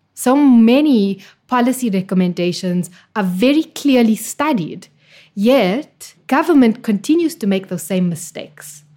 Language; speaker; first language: English; native; English